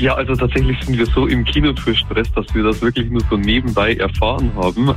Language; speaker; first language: German; native; German